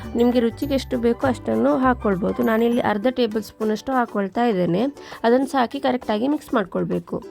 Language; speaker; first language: Kannada; non-native, local second language; Tulu